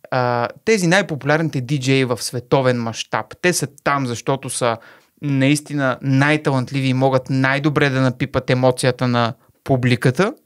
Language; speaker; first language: Bulgarian; native; Bulgarian